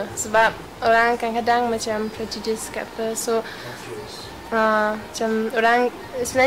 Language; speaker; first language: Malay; non-native, fluent; German